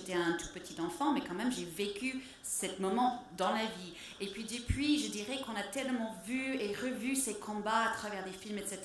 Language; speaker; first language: French; native; French